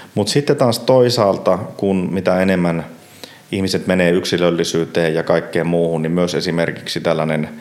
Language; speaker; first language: Finnish; native; Finnish